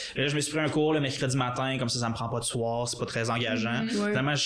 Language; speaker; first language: French; native; French